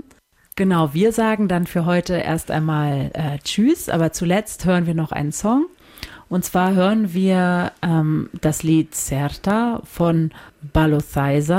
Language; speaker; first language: German; native; German